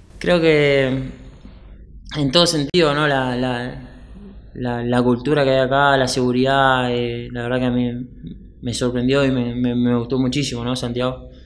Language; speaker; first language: Spanish; native; Spanish